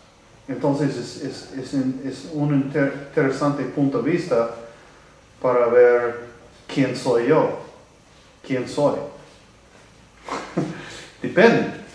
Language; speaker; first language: Spanish; non-native, learner; English